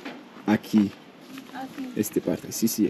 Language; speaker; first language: Spanish; non-native, learner; French